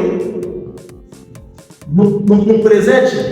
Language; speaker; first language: Portuguese; non-native, fluent; Haitian Creole